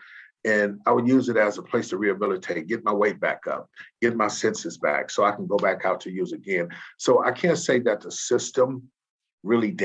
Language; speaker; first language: English; native; English